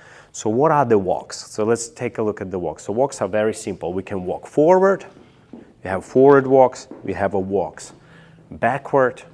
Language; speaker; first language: English; non-native, fluent; Russian